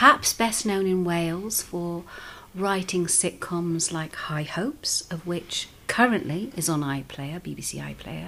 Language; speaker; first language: English; native; English